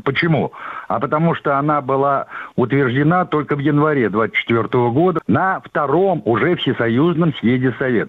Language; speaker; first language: Russian; native; Russian